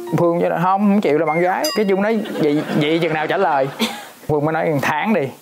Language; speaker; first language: Vietnamese; native; Vietnamese